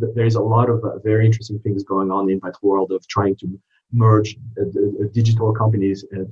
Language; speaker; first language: English; non-native, fluent; French